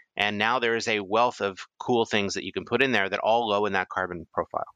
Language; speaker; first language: English; native; English